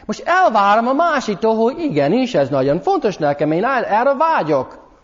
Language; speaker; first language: Hungarian; early bilingual, heritage; English